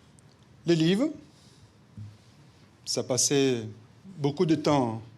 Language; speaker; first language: French; non-native, fluent; Portuguese